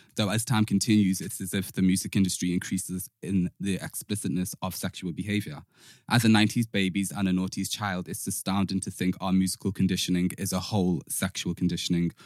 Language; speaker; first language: English; native; English